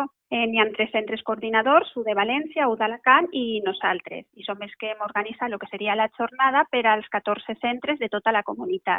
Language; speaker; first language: Catalan; native; Catalan